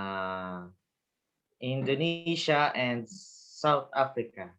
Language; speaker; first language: English; non-native, learner; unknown